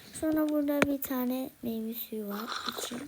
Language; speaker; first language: Turkish; early bilingual, heritage; Turkish